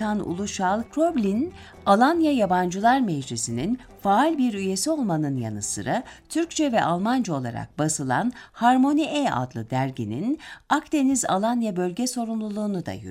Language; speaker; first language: Turkish; native; Turkish